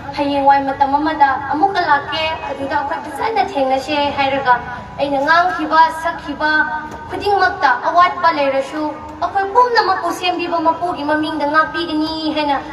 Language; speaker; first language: Manipuri; non-native, local second language; Tangkhul Naga (India)